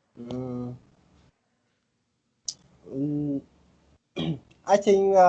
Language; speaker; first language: English; non-native, learner; Vietnamese